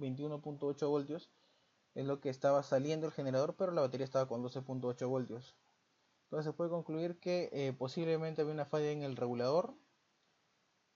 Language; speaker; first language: Spanish; native; Spanish